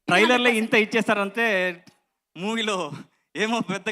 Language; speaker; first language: Telugu; non-native, learner; Kannada